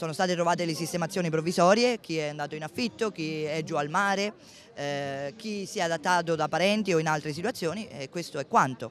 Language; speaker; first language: Italian; native; Italian